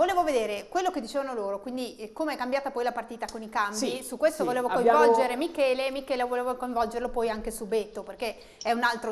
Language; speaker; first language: Italian; native; Italian